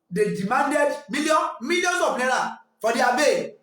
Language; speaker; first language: English; non-native, local second language; Yoruba